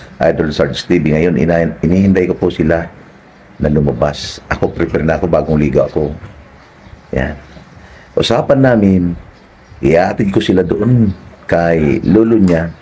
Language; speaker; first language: Filipino; non-native, local second language; Bikol